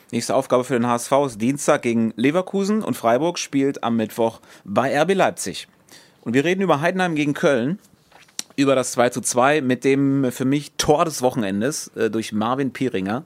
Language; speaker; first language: German; native; German